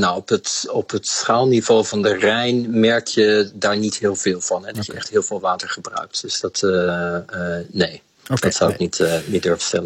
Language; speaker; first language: Dutch; native; Dutch